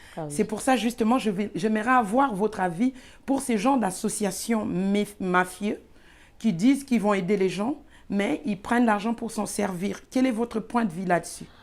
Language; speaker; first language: French; non-native, local second language; Lingala